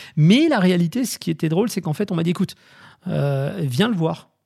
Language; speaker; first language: French; native; French